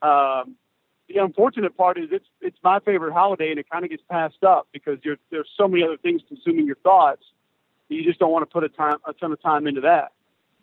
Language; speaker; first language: English; native; English